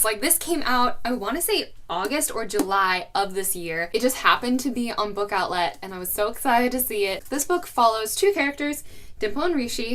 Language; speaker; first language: English; native; English